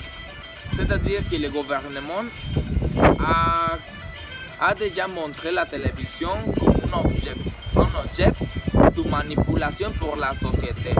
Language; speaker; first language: French; non-native, learner; Spanish